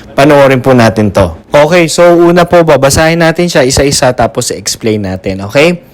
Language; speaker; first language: Filipino; native; Filipino